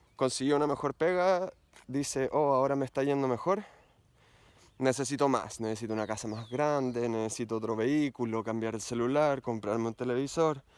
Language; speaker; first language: Spanish; native; Spanish